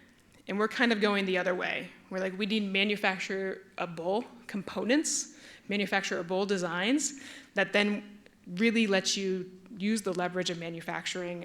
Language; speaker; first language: English; native; English